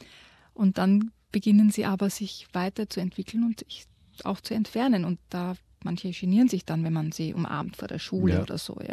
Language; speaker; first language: German; native; German